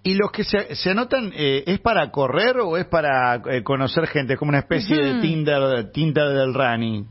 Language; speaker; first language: Spanish; native; Spanish